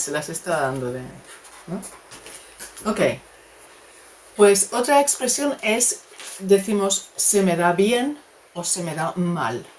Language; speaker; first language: Spanish; native; Spanish